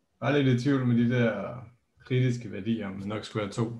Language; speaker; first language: Danish; native; Danish